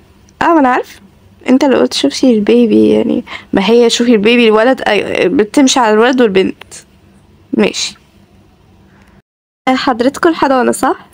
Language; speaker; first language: Arabic; native; Arabic